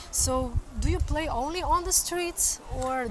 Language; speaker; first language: English; non-native, fluent; Slovenian